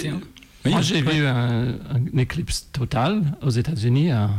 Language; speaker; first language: French; non-native, fluent; English